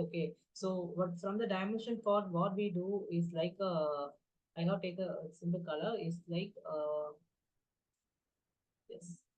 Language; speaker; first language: English; non-native, local second language; Tamil